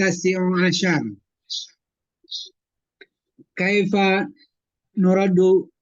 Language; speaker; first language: Arabic; non-native, learner; Indonesian